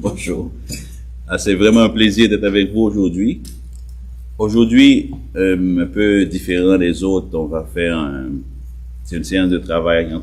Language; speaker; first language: French; native; French